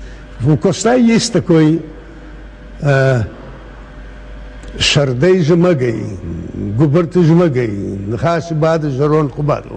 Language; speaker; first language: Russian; non-native, local second language; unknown